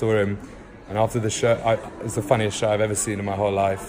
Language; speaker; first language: English; native; English